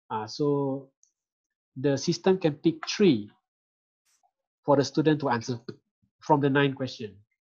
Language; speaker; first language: English; non-native, local second language; Malay